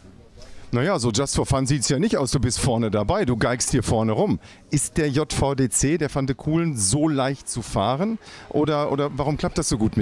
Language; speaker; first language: German; native; German